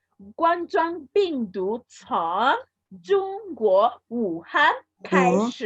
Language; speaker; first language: Chinese; non-native, fluent; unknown